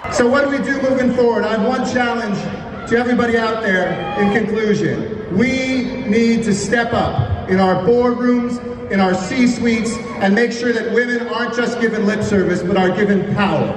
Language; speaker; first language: English; native; English